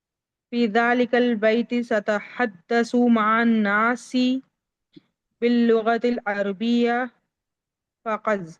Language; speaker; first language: Arabic; non-native, learner; Urdu